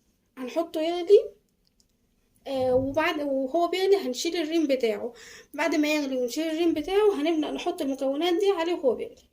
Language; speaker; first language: Arabic; native; Arabic